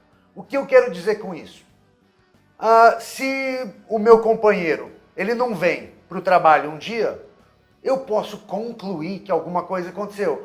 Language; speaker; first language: Portuguese; non-native, fluent; English